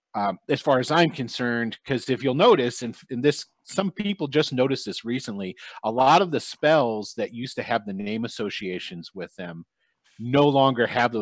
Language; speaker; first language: English; native; English